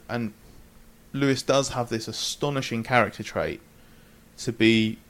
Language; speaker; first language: English; native; English